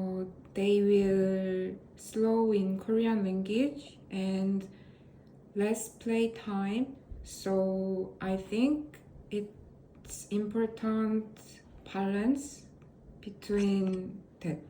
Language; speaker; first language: English; non-native, learner; Korean